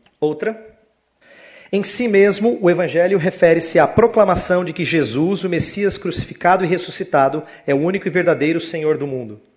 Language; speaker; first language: Portuguese; native; Portuguese